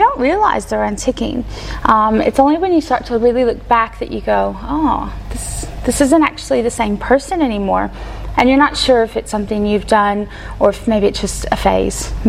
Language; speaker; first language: English; native; English